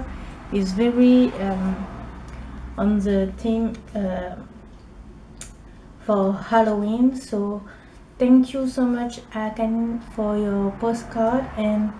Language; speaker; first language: English; non-native, learner; French